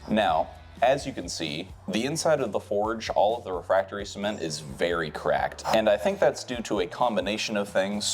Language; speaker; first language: English; native; English